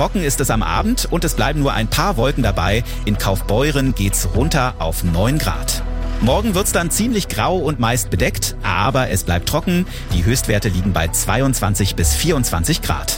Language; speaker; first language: German; native; German